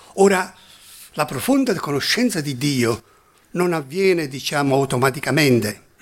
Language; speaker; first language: Italian; non-native, fluent; German